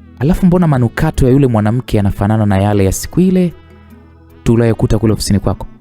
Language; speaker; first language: Swahili; native; Swahili